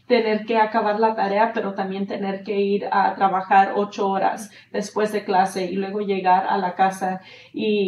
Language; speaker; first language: Spanish; early bilingual, heritage; Spanish